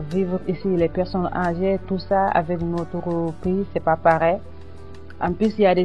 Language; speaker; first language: French; non-native, learner; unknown